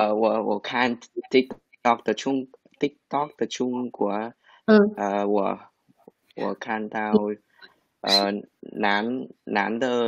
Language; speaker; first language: Chinese; non-native, learner; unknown